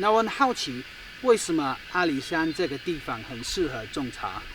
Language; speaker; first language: Chinese; non-native, fluent; English